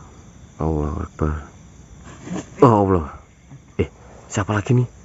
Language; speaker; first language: Indonesian; native; Indonesian